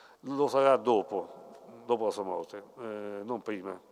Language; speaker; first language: Italian; native; Italian